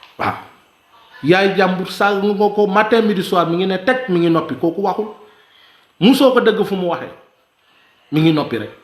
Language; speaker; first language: Wolof; non-native, local second language; Mandingo